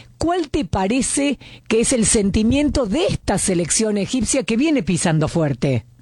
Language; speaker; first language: Spanish; native; Spanish